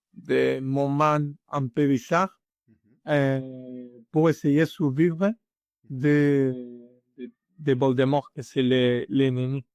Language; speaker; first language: French; non-native, learner; Spanish